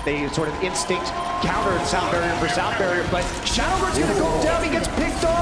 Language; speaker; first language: English; native; English